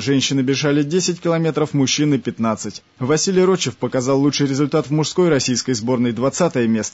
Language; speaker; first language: Russian; native; Russian